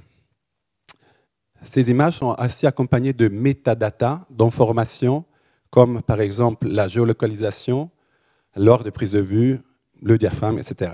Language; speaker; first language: French; native; French